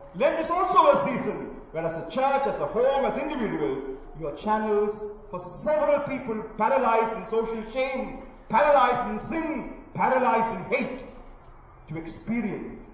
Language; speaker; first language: English; non-native, local second language; Malayalam